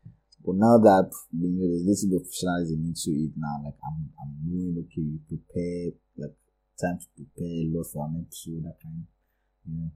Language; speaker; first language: English; non-native, local second language; Yoruba